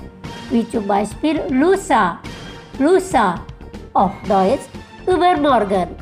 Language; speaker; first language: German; non-native, fluent; Indonesian